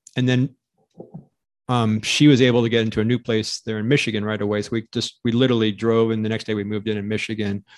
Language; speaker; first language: English; native; English